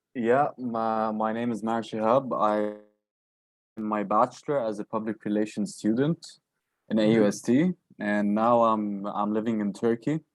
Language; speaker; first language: English; non-native, fluent; Arabic